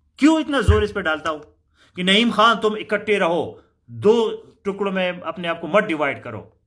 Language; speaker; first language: Urdu; non-native, local second language; Punjabi